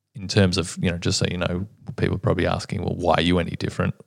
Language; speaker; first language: English; native; English